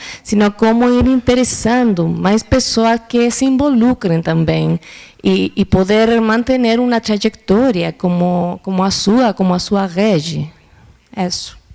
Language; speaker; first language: Portuguese; non-native, learner; Spanish